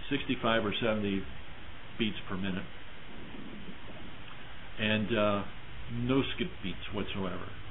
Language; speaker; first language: English; native; English